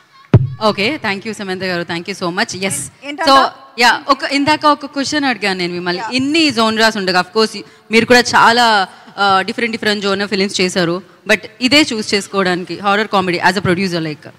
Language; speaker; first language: Telugu; native; Telugu